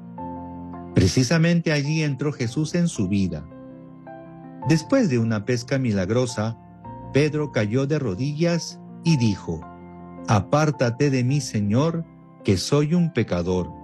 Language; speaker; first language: Spanish; native; Spanish